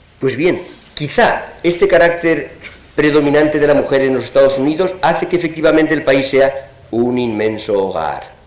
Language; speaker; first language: Spanish; native; Spanish